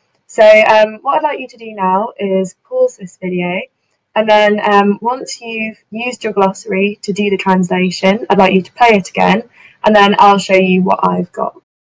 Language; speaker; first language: English; native; English